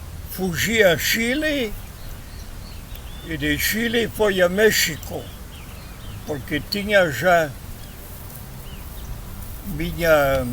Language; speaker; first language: Portuguese; non-native, learner; Spanish